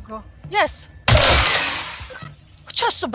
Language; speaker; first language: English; non-native, learner; Italian